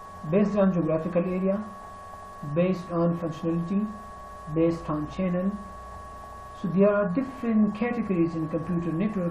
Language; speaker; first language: English; non-native, fluent; Persian